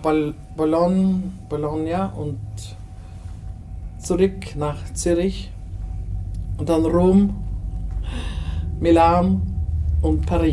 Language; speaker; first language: German; non-native, fluent; Norwegian